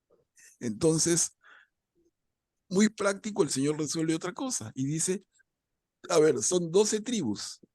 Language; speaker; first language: Spanish; native; Spanish